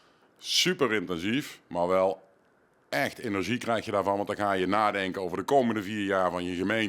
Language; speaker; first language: Dutch; native; Dutch